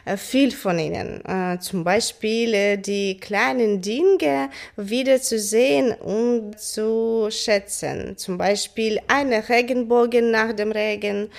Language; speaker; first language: German; non-native, learner; Ukrainian